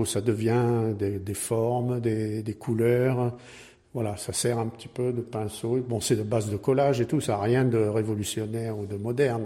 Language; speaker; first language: French; native; French